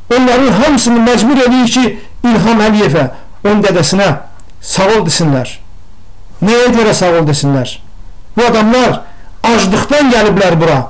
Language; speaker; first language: Azerbaijani; non-native, local second language; Talysh